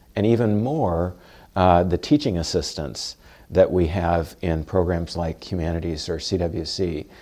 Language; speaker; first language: English; native; English